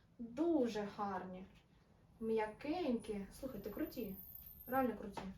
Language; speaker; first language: Ukrainian; non-native, local second language; Russian